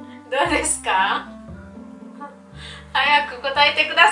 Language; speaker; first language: Japanese; non-native, fluent; Indonesian